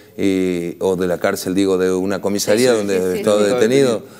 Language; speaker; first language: Spanish; native; Spanish